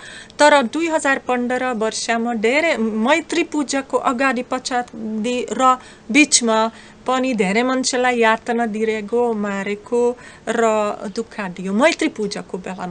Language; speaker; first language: Nepali; non-native, fluent; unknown